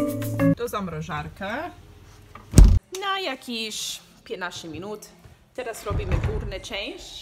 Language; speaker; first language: Polish; non-native, learner; English